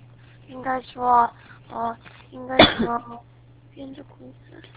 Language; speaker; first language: Chinese; non-native, learner; Korean